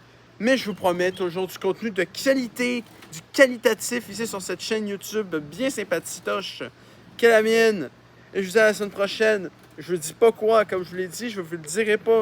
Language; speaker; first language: French; native; French